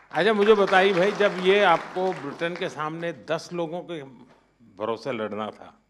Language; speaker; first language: Hindi; non-native, local second language; Gujarati